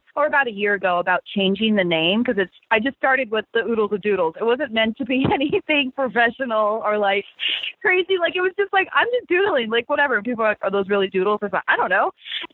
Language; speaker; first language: English; native; English